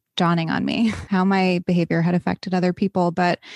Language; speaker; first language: English; native; English